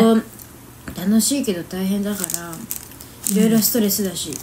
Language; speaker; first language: Japanese; early bilingual, other home language; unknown